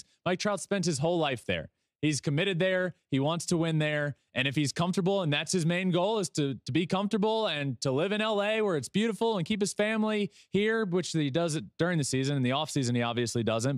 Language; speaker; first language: English; native; English